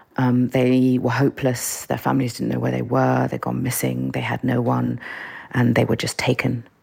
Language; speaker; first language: English; native; English